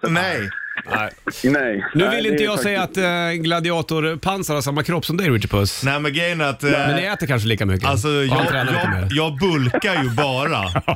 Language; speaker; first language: Swedish; native; Swedish